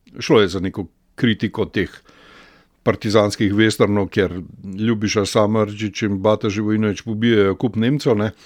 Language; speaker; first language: Slovenian; native; Slovenian